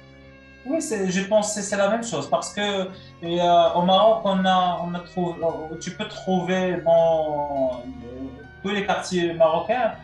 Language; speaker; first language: French; non-native, local second language; Arabic